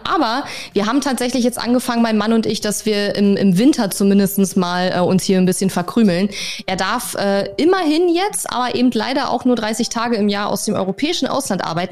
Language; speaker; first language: German; native; German